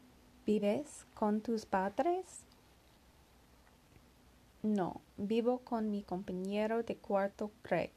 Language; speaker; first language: Spanish; non-native, learner; English